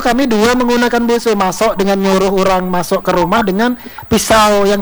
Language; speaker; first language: Indonesian; non-native, local second language; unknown